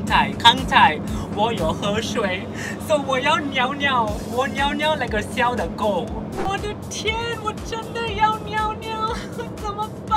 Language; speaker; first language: Chinese; non-native, learner; English